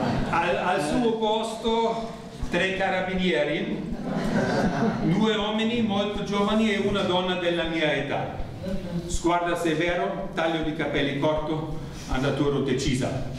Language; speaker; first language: Italian; non-native, learner; German